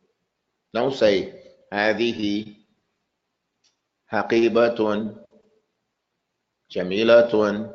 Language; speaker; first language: Arabic; non-native, fluent; English